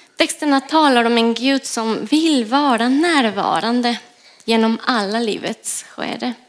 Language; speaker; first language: Swedish; non-native, fluent; Spanish